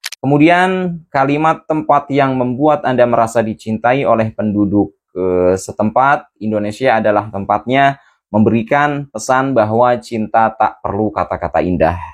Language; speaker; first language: Indonesian; native; Indonesian